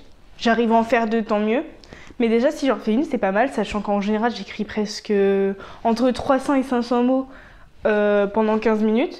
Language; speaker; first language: French; native; French